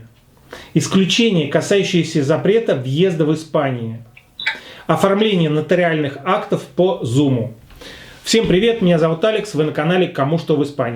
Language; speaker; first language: Russian; native; Russian